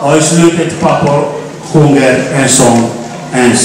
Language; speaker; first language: Swedish; non-native, fluent; Lingala